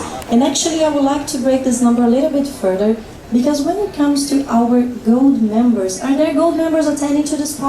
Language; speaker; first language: English; non-native, fluent; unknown